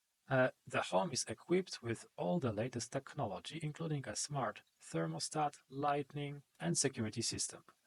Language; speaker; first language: English; non-native, fluent; Polish